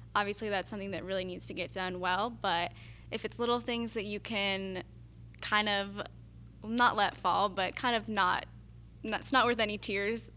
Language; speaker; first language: English; native; English